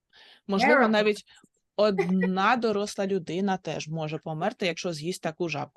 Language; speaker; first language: Ukrainian; native; Ukrainian